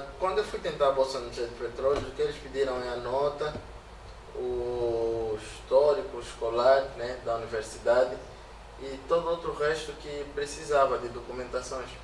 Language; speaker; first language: Portuguese; native; Portuguese